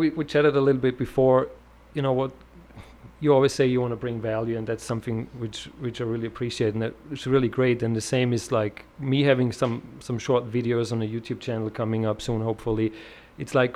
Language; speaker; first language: English; non-native, fluent; German